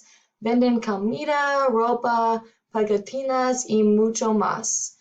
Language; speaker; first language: Spanish; non-native, learner; English